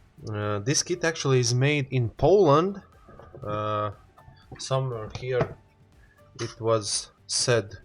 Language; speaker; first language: English; non-native, learner; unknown